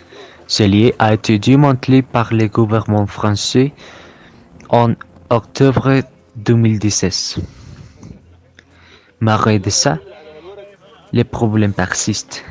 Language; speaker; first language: French; non-native, learner; Spanish